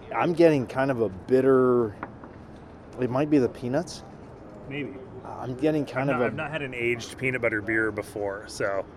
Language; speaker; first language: English; non-native, fluent; Spanish